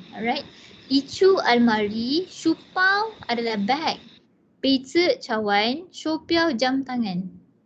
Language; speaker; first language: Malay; non-native, local second language; Chinese